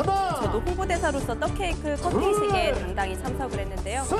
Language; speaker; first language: Korean; native; Korean